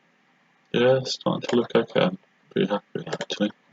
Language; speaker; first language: English; native; English